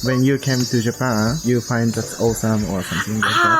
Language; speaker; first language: English; non-native, fluent; Japanese